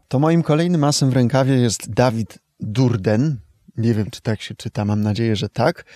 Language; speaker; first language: Polish; native; Polish